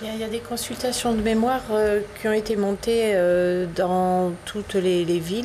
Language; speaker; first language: French; native; French